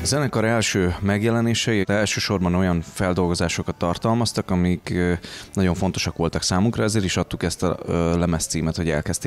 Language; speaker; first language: Hungarian; native; Hungarian